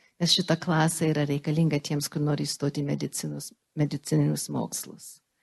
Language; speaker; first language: Lithuanian; early bilingual, heritage; Lithuanian